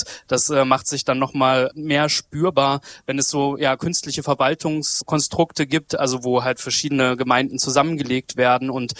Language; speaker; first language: German; native; German